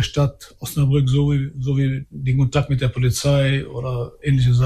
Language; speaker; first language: German; early bilingual, other home language; Albanian